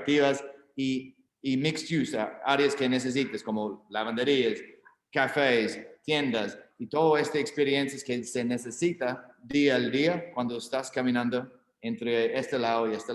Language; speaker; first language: Spanish; non-native, learner; English